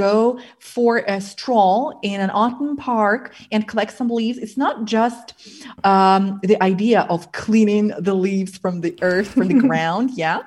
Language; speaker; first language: English; non-native, fluent; Russian